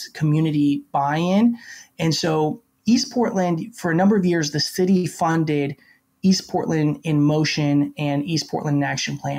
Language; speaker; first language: English; native; English